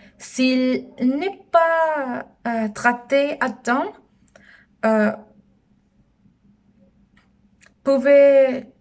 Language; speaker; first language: French; non-native, learner; Spanish